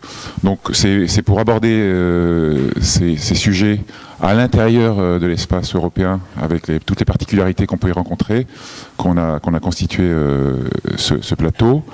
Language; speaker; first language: French; native; French